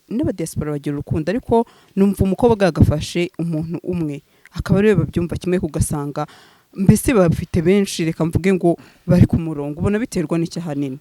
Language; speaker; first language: Kinyarwanda; native; Kinyarwanda